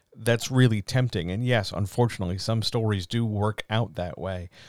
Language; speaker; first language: English; native; English